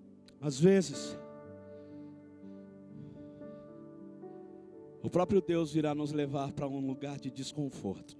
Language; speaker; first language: Portuguese; native; Portuguese